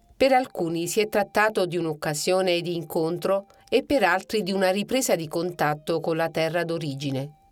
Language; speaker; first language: Italian; native; Italian